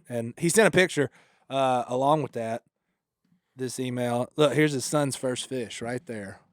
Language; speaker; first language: English; native; English